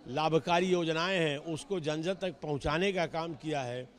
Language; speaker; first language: Hindi; native; Hindi